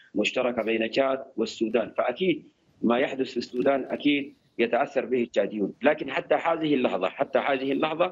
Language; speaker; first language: Arabic; native; Arabic